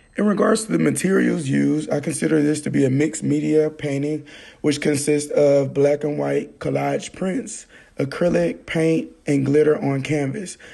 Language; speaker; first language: English; native; English